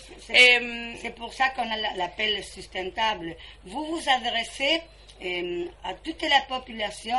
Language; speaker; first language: French; non-native, fluent; Spanish